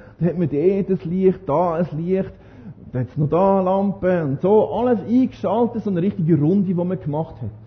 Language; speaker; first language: German; non-native, fluent; Norwegian